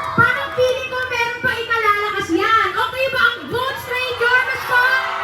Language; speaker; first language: Filipino; native; Filipino